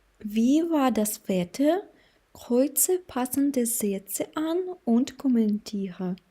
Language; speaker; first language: German; non-native, fluent; Ukrainian